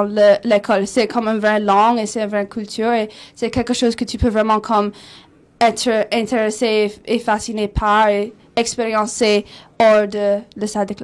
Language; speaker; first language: French; non-native, local second language; English